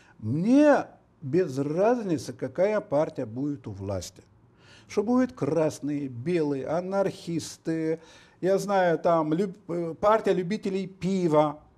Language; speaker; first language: Russian; non-native, local second language; Romanian